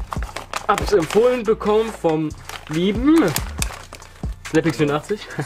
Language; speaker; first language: German; native; German